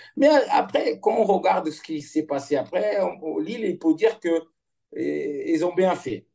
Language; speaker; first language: French; non-native, fluent; Portuguese